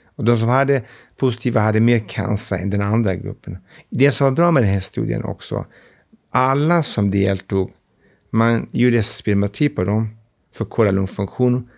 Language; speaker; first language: Swedish; non-native, fluent; Kurdish